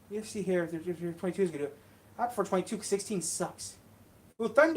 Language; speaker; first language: English; native; English